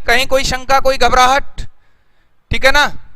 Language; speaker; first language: Hindi; native; Hindi